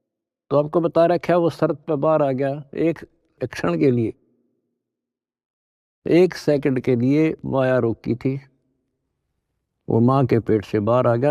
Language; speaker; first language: Hindi; native; Hindi